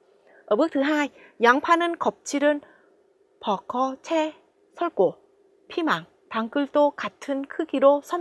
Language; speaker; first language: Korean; non-native, fluent; Vietnamese